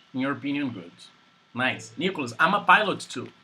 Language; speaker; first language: English; non-native, fluent; Portuguese